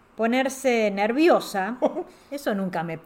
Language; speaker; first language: Spanish; native; Spanish